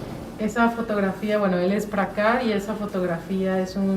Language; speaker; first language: Spanish; native; Spanish